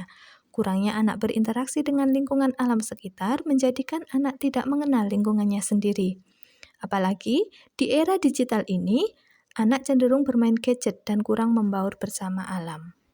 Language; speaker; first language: Indonesian; native; Indonesian